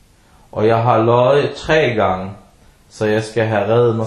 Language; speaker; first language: Danish; early bilingual, other home language; Arabic